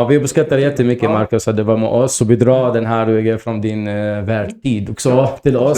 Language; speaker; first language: Swedish; non-native, fluent; Arabic